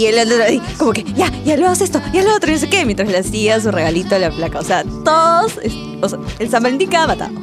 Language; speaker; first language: Spanish; native; Spanish